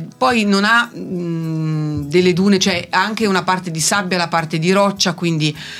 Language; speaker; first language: Italian; native; Italian